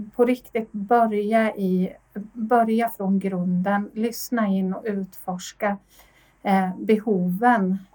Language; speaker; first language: Swedish; native; Swedish